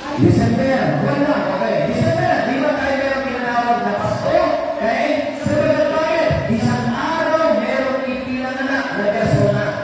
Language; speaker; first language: Filipino; non-native, local second language; Iloko